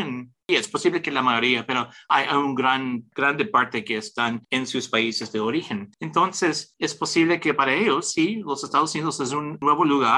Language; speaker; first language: Spanish; early bilingual, heritage; English